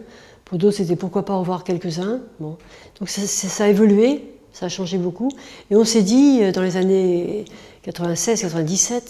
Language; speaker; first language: French; native; French